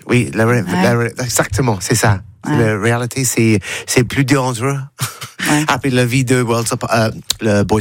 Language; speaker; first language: French; non-native, learner; English